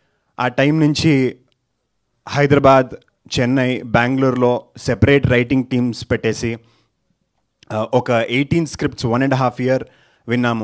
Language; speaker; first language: Telugu; non-native, learner; Kannada